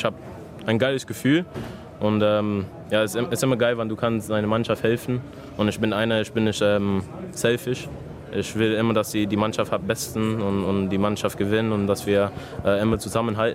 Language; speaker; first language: German; non-native, learner; English